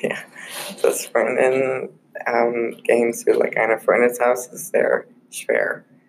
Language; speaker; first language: German; non-native, learner; English